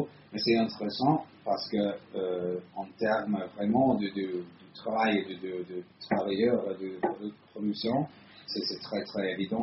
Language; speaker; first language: French; non-native, fluent; Italian